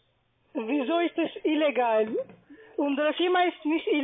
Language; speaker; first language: German; non-native, fluent; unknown